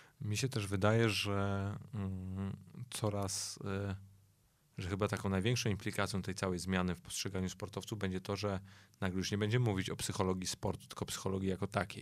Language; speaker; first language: Polish; native; Polish